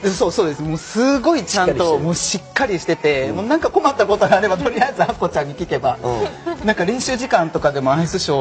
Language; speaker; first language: Japanese; native; Japanese